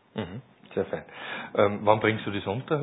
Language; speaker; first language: German; native; German